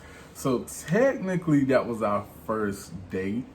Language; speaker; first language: English; native; English